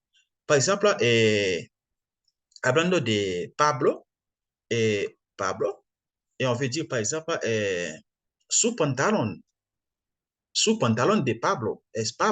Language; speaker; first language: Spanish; non-native, fluent; French